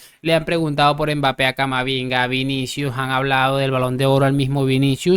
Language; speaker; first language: Spanish; native; Spanish